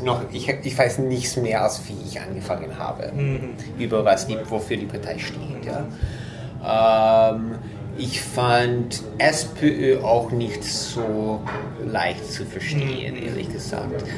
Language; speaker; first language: German; non-native, fluent; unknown